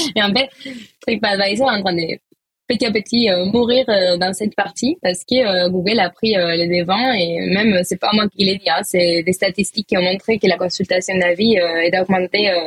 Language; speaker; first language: French; non-native, fluent; Spanish